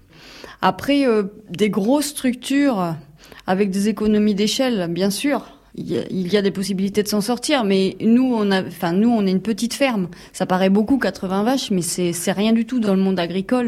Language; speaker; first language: French; native; French